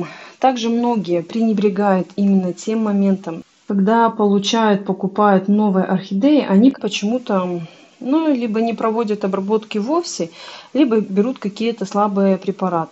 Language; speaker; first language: Russian; native; Russian